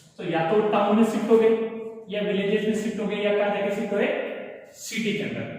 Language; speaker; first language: Hindi; native; Hindi